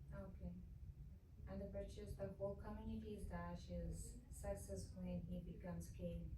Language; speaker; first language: English; non-native, fluent; Bangla